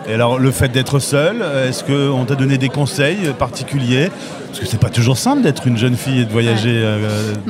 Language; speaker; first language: French; native; French